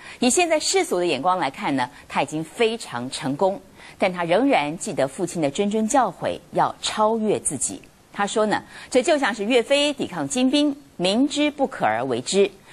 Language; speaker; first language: Chinese; native; Chinese